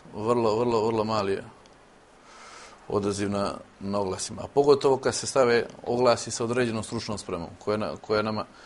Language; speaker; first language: Serbian; native; Serbian